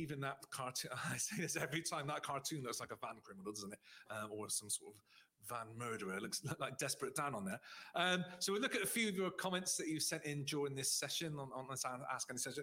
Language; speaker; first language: English; native; English